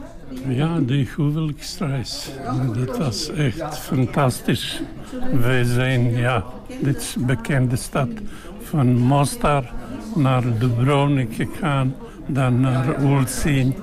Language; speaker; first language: Dutch; non-native, learner; Bosnian